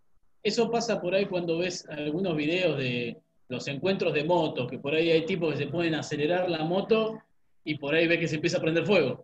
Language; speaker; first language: Spanish; native; Spanish